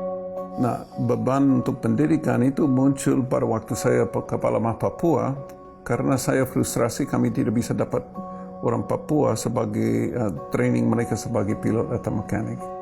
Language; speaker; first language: Indonesian; non-native, fluent; English